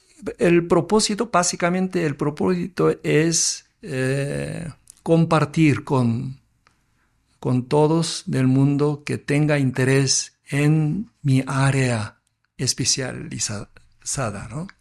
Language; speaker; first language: Spanish; non-native, fluent; Korean